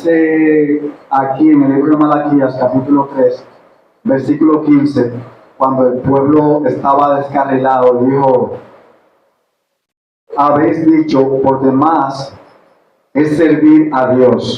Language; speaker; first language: Spanish; native; Spanish